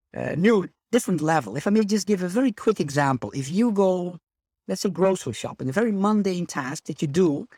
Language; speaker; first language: English; non-native, fluent; Dutch